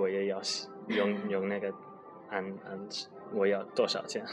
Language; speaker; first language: Chinese; non-native, learner; English